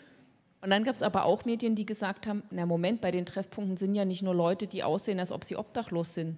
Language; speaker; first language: German; native; German